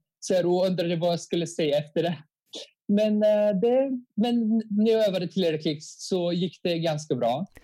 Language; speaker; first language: Swedish; early bilingual, heritage; Bulgarian